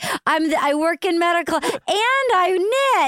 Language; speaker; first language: English; native; English